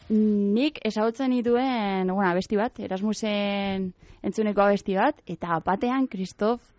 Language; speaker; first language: Basque; non-native, local second language; Spanish